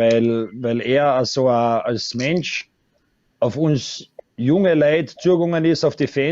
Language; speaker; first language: German; native; German